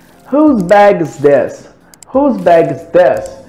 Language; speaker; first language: English; non-native, fluent; Portuguese